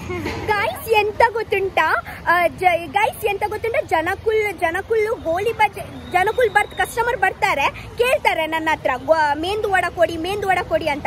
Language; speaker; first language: Kannada; non-native, local second language; Tulu